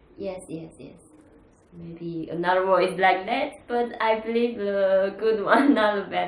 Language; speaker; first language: English; non-native, learner; Chinese